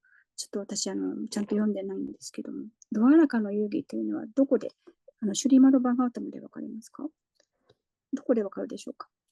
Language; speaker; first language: Japanese; native; Japanese